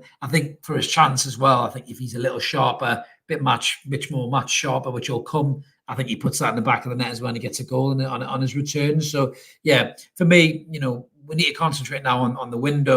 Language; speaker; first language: English; native; English